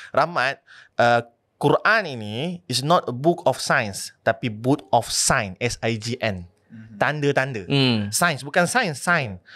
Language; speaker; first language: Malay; native; Malay